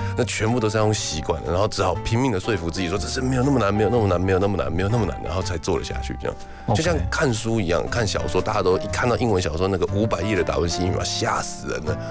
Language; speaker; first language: Chinese; native; Chinese